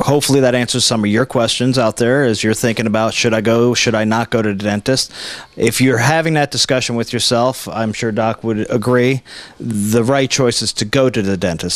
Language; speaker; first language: English; native; English